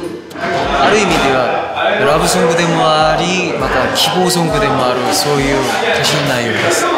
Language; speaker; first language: Japanese; non-native, fluent; Korean